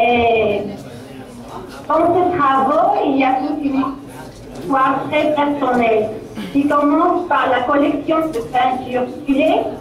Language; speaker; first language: French; non-native, local second language; Arabic